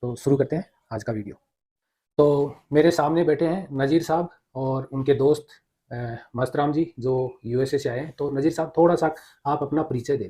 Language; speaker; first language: Hindi; native; Hindi